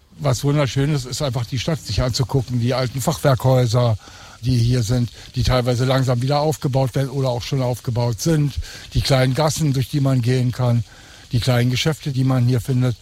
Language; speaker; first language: German; native; German